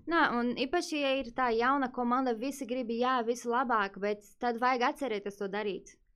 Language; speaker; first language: Latvian; non-native, fluent; Portuguese